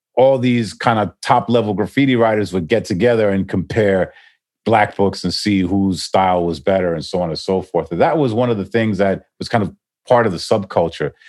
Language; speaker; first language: English; native; English